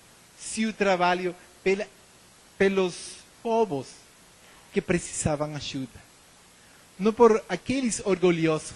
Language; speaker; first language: Portuguese; non-native, learner; Spanish